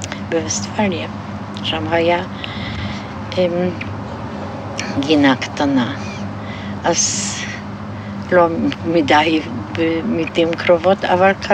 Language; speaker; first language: Hebrew; non-native, fluent; Polish